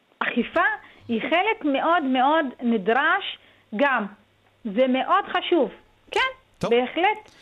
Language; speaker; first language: Hebrew; non-native, local second language; Arabic